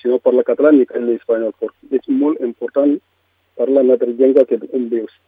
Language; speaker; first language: Catalan; non-native, learner; Mandingo